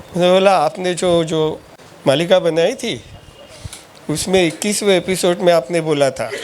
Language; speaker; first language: Hindi; non-native, local second language; Marathi